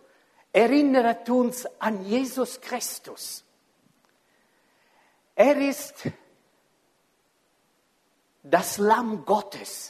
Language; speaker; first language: German; non-native, fluent; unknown